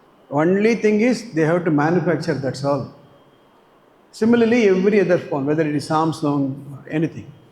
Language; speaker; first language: English; non-native, local second language; Tamil